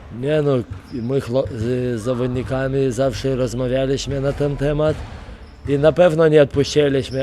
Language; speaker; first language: Polish; non-native, fluent; Lithuanian